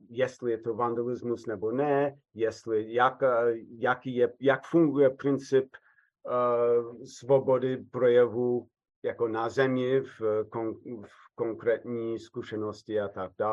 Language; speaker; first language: Czech; non-native, fluent; English